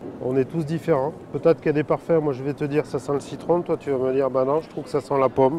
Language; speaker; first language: French; native; French